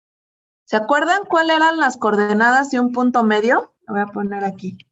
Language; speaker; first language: Spanish; native; Spanish